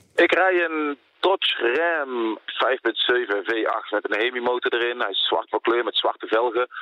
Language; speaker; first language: Dutch; native; Dutch